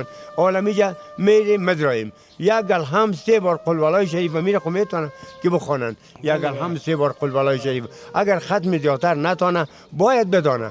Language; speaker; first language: Persian; native; Persian